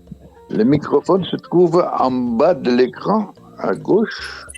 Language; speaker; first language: French; non-native, fluent; Dutch